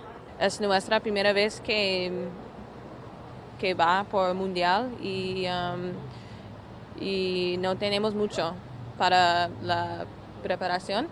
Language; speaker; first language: Spanish; non-native, learner; English